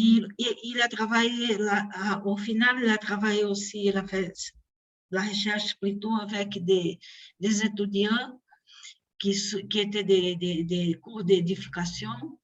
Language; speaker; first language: French; non-native, fluent; Portuguese